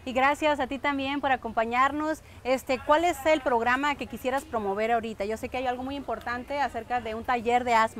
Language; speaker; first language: Spanish; native; Spanish